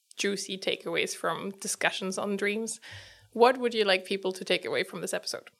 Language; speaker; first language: English; non-native, fluent; German